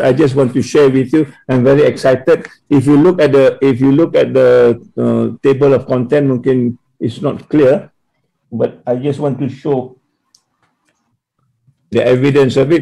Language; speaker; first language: English; non-native, local second language; Malay